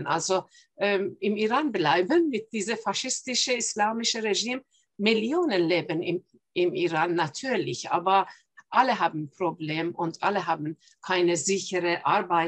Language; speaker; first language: German; non-native, fluent; Persian